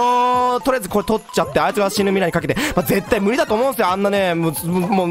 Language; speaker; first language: Japanese; native; Japanese